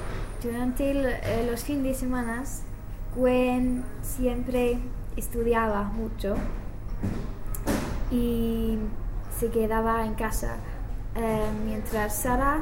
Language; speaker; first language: Spanish; non-native, learner; English